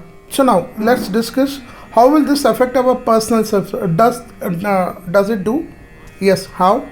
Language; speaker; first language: English; non-native, local second language; Hindi